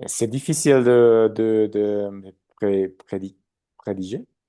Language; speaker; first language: French; non-native, learner; Spanish